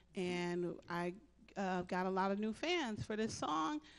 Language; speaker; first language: English; native; English